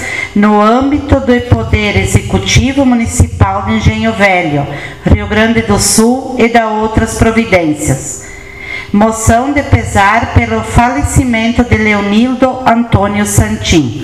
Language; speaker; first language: Portuguese; native; Portuguese